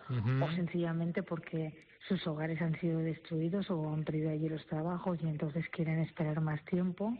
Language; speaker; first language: Spanish; native; Spanish